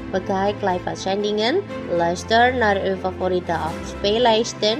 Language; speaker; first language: Dutch; non-native, fluent; Indonesian